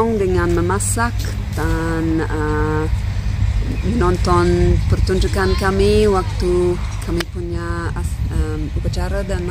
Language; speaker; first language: Indonesian; non-native, fluent; English